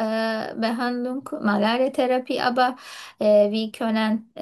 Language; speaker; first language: German; non-native, learner; Turkish